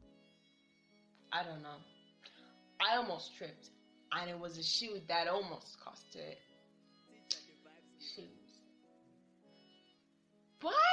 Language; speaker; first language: English; non-native, local second language; Yoruba